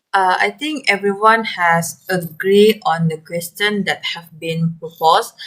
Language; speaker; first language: English; non-native, learner; Malay